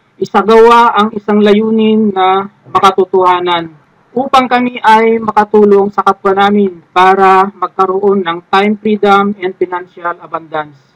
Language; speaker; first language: Filipino; non-native, local second language; Iloko